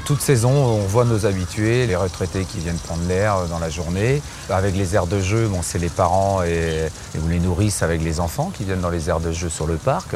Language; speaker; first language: French; native; French